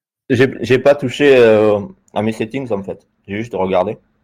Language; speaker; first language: French; native; French